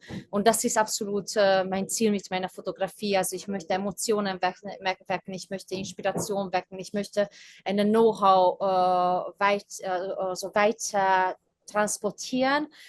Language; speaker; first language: German; non-native, fluent; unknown